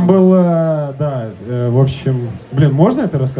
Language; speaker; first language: Russian; native; Russian